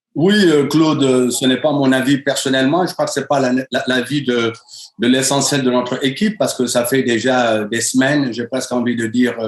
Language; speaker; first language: French; native; French